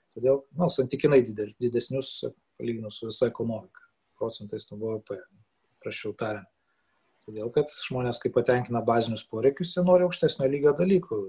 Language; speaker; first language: Lithuanian; native; Lithuanian